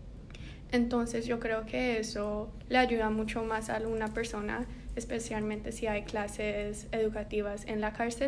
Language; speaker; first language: Spanish; early bilingual, heritage; Spanish